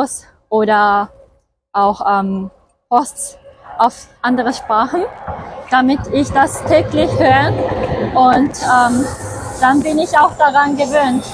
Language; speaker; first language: German; non-native, fluent; Japanese